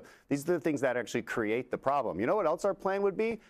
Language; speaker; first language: English; native; English